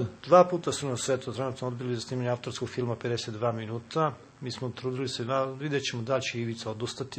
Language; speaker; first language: Serbian; native; Serbian